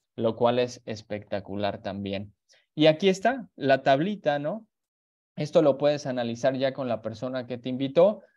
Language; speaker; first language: Spanish; native; Spanish